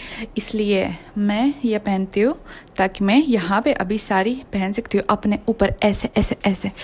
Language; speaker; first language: Hindi; non-native, fluent; Russian